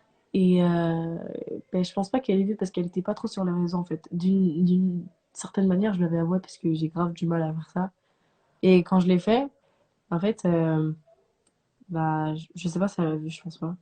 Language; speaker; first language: French; native; French